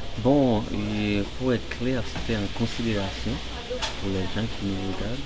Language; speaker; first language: French; non-native, local second language; Haitian Creole